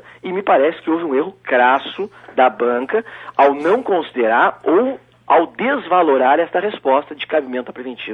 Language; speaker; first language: Portuguese; native; Portuguese